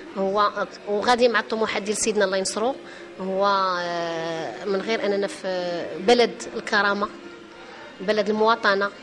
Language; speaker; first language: Arabic; native; Arabic